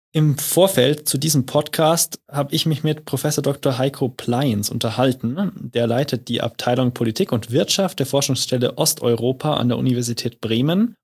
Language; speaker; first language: German; native; German